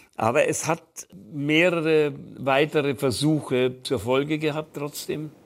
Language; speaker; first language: German; native; German